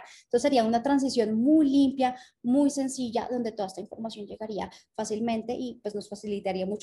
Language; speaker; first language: Spanish; native; Spanish